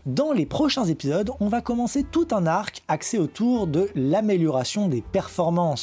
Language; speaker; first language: French; native; French